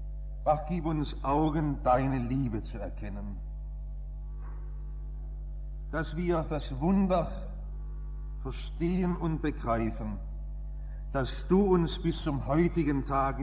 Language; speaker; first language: German; native; German